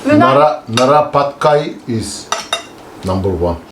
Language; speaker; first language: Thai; non-native, learner; Turkish